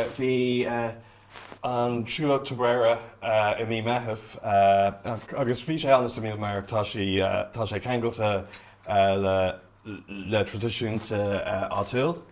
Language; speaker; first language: Irish; non-native, local second language; English